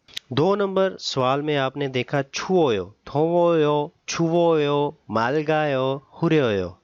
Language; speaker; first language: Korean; non-native, fluent; Urdu